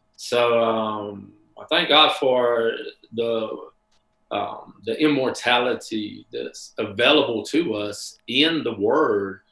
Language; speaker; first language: English; native; English